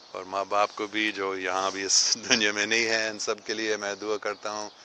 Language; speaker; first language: Urdu; non-native, fluent; English